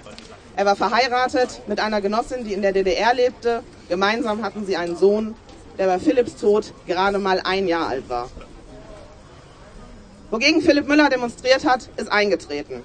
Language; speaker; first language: German; native; German